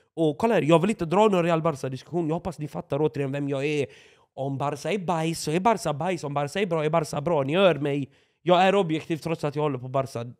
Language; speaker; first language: Swedish; native; Swedish